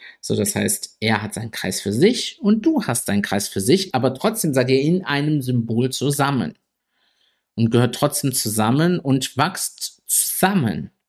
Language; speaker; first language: German; native; German